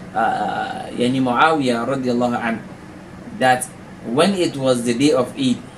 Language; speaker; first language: English; non-native, local second language; Hausa